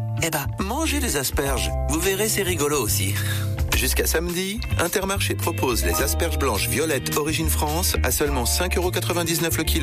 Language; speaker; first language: French; native; French